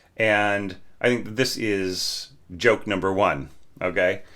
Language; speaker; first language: English; native; English